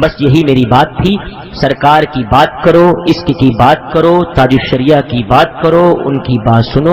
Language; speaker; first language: Urdu; native; Urdu